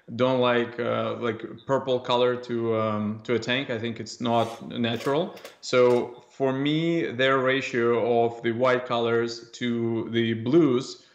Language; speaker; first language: English; non-native, fluent; Russian